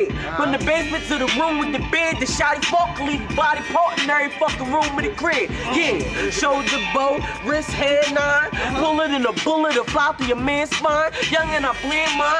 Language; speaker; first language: English; native; English